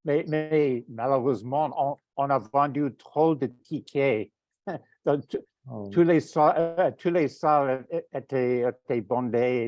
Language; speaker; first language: French; non-native, fluent; English